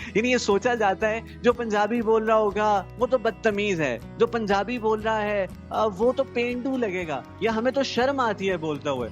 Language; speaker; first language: Urdu; non-native, local second language; Punjabi